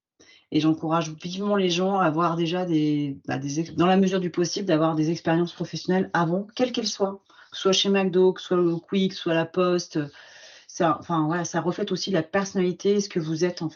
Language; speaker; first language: French; native; French